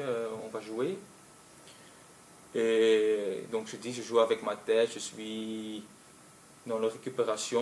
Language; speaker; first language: French; non-native, local second language; Dutch